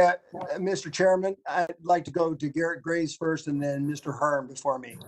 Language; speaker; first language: English; native; English